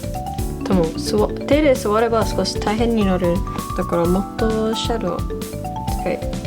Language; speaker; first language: Japanese; non-native, learner; English